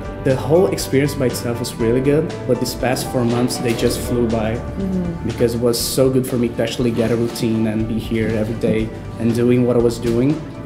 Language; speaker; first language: English; non-native, fluent; Portuguese